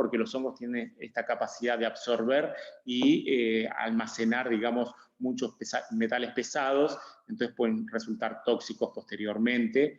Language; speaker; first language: Spanish; native; Spanish